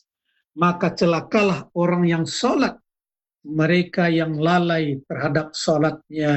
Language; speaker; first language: Indonesian; native; Indonesian